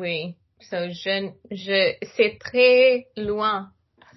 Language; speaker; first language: French; non-native, learner; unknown